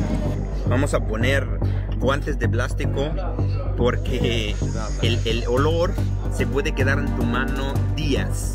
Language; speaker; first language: Spanish; non-native, fluent; Arabic